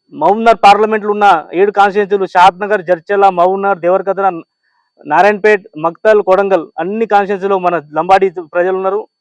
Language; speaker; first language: Telugu; non-native, local second language; Lambadi